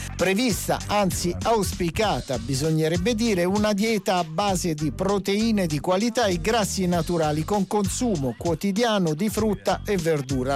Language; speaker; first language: Italian; native; Italian